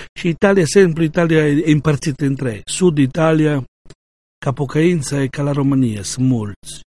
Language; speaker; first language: Romanian; non-native, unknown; Italian